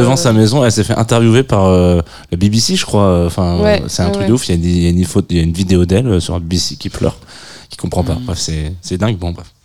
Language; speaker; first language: French; native; French